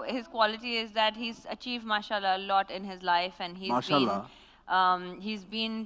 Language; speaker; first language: Hindi; non-native, local second language; Urdu